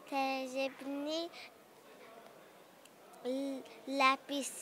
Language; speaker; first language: Arabic; early bilingual, heritage; Arabic